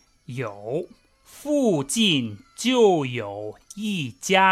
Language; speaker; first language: Chinese; non-native, fluent; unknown